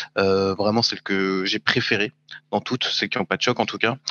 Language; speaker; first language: French; native; French